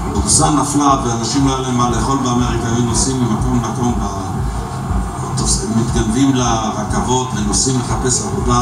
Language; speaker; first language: Hebrew; native; Hebrew